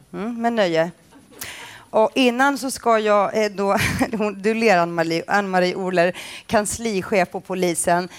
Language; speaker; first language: Swedish; native; Swedish